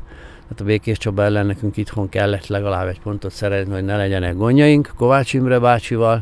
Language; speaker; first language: Hungarian; native; Hungarian